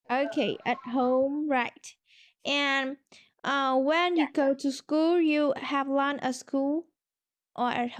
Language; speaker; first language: English; non-native, learner; Vietnamese